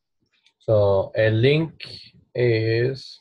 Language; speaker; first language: Spanish; non-native, learner; English